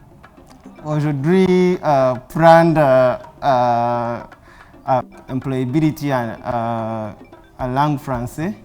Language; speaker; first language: French; non-native, learner; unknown